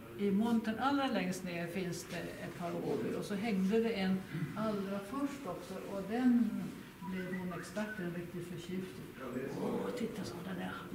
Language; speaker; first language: Swedish; native; Swedish